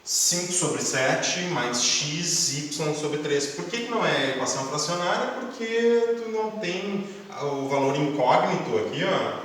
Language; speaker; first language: Portuguese; native; Portuguese